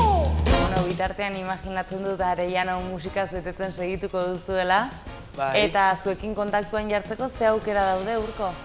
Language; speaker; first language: Basque; native; Basque